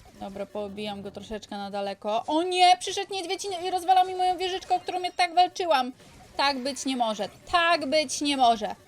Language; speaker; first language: Polish; native; Polish